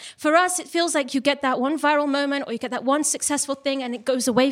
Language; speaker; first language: English; native; English